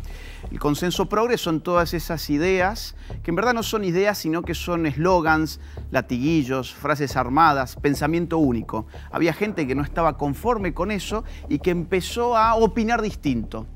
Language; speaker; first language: Spanish; native; Spanish